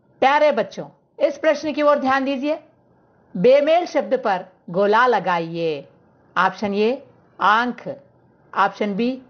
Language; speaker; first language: Hindi; non-native, local second language; Telugu